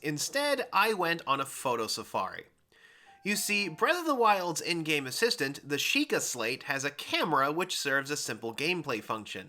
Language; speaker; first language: English; native; English